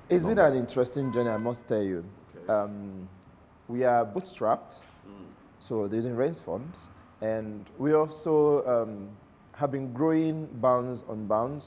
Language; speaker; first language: English; non-native, local second language; Igbo